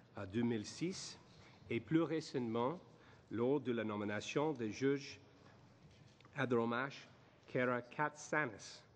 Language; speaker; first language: French; non-native, learner; English